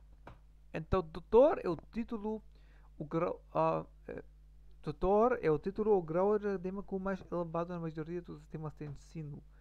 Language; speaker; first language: Portuguese; non-native, learner; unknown